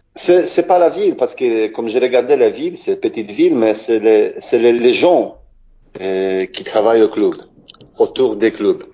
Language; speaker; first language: French; non-native, learner; Polish